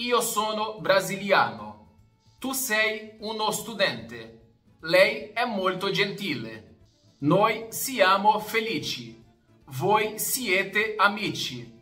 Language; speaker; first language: Italian; non-native, fluent; Portuguese